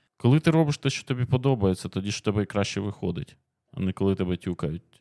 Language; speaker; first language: Ukrainian; native; Ukrainian